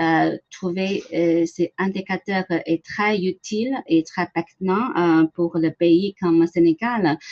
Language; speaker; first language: French; non-native, learner; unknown